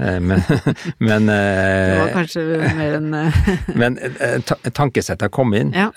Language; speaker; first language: Norwegian; native; Norwegian